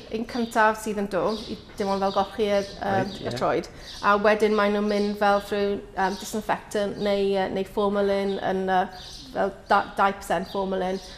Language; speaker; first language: Welsh; non-native, learner; English